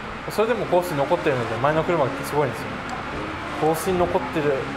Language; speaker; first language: Japanese; non-native, fluent; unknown